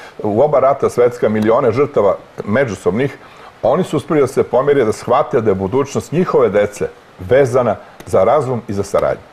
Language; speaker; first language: Croatian; native; Croatian